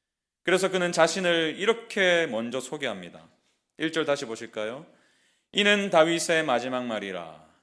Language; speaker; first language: Korean; native; Korean